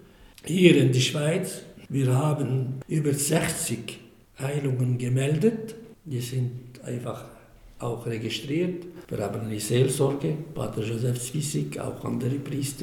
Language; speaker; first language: German; non-native, fluent; Arabic